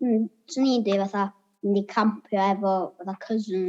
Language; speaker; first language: Welsh; native; Welsh